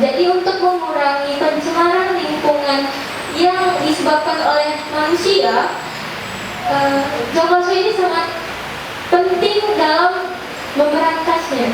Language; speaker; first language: Indonesian; native; Indonesian